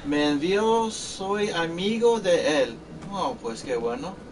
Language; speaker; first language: Spanish; early bilingual, heritage; Spanish